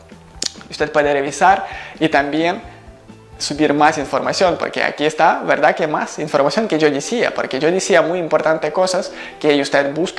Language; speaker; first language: Spanish; non-native, learner; Ukrainian